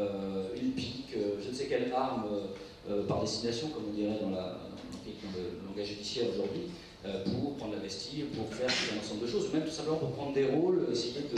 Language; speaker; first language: French; native; French